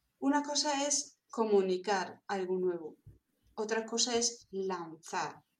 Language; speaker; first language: Spanish; non-native, fluent; German